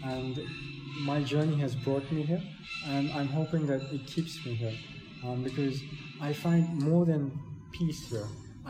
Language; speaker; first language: English; native; English